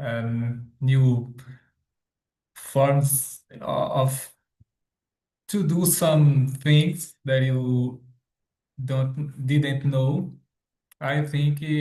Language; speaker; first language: English; non-native, learner; Portuguese